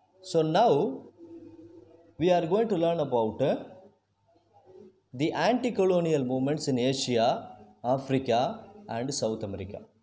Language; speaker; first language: English; non-native, local second language; Tamil